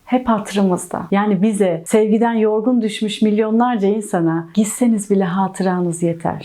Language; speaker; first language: Turkish; native; Turkish